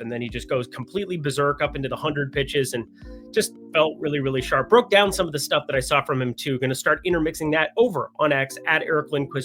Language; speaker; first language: English; native; English